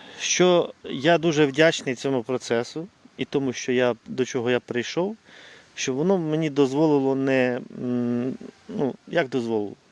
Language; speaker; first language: Ukrainian; non-native, local second language; Russian